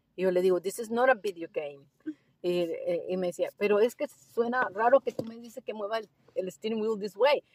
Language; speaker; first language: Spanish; native; Spanish